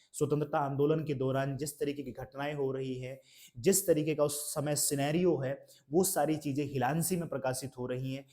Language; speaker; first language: Hindi; native; Hindi